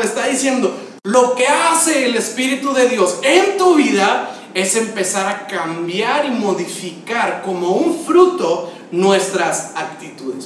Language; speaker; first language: Spanish; native; Spanish